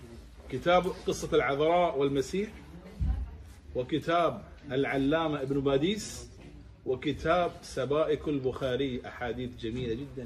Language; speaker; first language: Arabic; native; Arabic